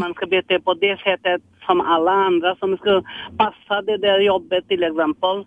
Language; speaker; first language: Swedish; non-native, learner; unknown